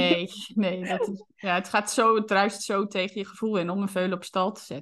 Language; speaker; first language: Dutch; native; Dutch